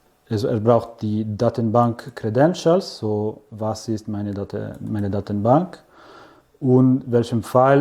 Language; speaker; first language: German; non-native, fluent; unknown